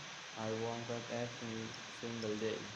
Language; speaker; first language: English; non-native, learner; Indonesian